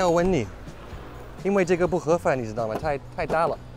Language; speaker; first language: Chinese; non-native, learner; English